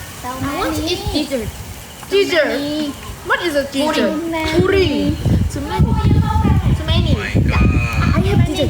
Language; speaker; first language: English; non-native, learner; Thai